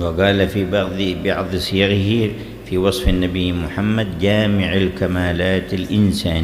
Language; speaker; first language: Arabic; native; Arabic